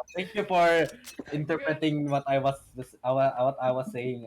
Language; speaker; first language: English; non-native, local second language; Filipino